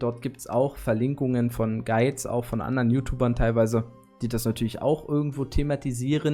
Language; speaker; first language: German; native; German